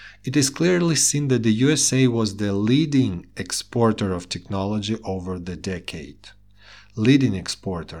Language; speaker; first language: English; non-native, fluent; Russian